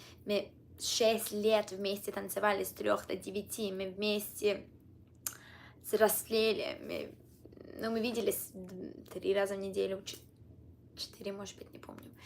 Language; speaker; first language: Russian; early bilingual, heritage; Russian